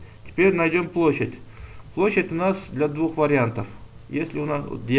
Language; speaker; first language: Russian; native; Russian